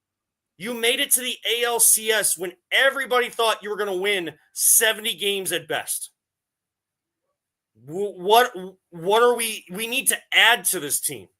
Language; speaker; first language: English; native; English